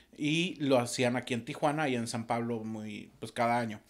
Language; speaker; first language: Spanish; native; Spanish